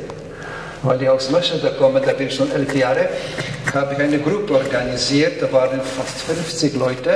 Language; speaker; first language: German; non-native, fluent; Polish